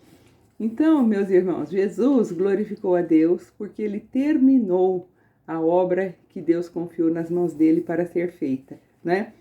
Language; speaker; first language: Portuguese; native; Portuguese